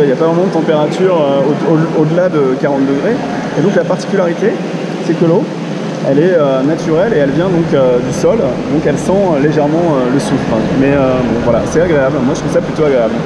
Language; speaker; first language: French; native; French